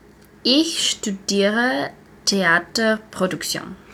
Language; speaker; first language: German; non-native, learner; English